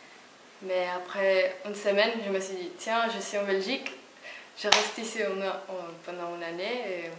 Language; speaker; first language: French; non-native, fluent; Spanish